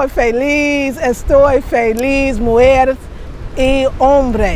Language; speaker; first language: Spanish; non-native, learner; English